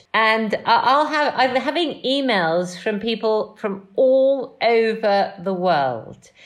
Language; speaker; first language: English; native; English